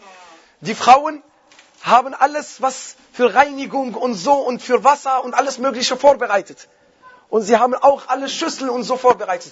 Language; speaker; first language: German; non-native, fluent; Arabic